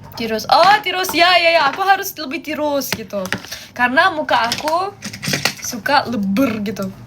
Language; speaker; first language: Indonesian; non-native, fluent; German